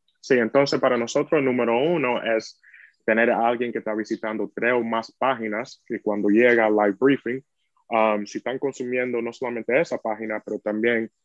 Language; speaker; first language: Spanish; early bilingual, heritage; Spanish